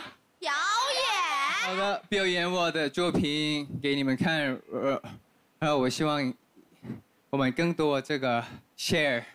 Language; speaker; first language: Chinese; non-native, learner; Thai